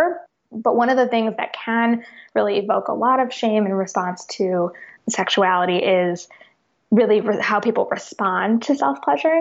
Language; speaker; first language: English; native; English